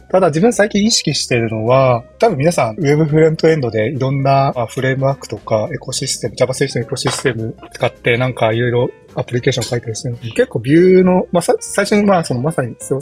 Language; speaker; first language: Japanese; native; Japanese